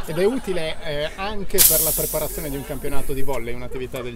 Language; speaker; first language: Italian; native; Italian